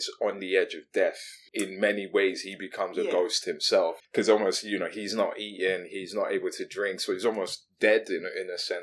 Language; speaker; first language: English; non-native, local second language; Yoruba